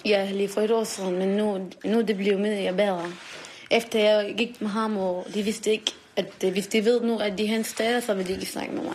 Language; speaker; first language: Danish; non-native, learner; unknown